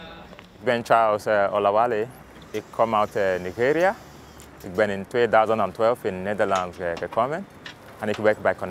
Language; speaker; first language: Dutch; non-native, learner; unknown